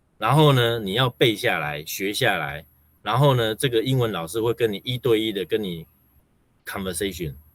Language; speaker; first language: Chinese; native; Chinese